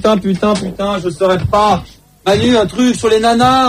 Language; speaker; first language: French; native; French